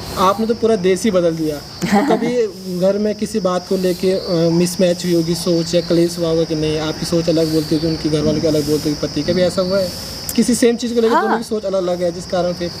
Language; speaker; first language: Hindi; native; Hindi